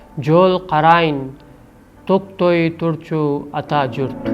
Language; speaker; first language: Kyrgyz; non-native, learner; Urdu